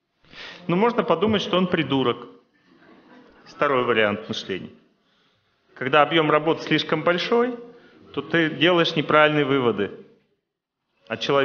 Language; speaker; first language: Russian; native; Russian